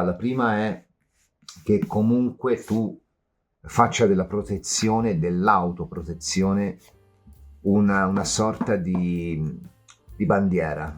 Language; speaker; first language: Italian; native; Italian